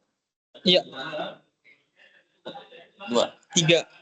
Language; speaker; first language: Indonesian; native; Indonesian